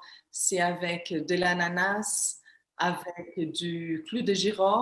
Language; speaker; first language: French; non-native, fluent; Portuguese